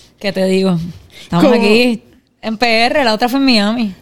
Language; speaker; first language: Spanish; native; Spanish